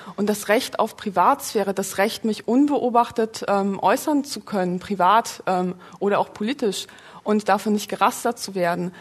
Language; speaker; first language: German; early bilingual, other home language; Polish